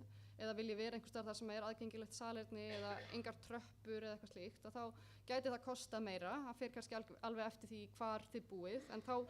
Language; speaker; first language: Icelandic; native; Icelandic